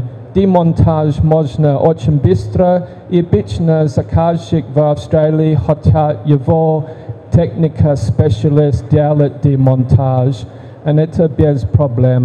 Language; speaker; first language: Russian; non-native, learner; English